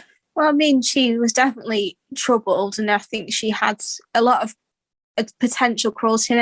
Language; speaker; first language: English; native; English